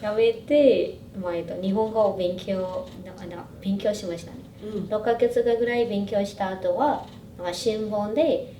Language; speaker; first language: Japanese; non-native, fluent; Burmese